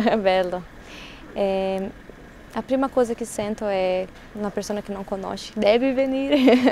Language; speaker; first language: Italian; non-native, fluent; Portuguese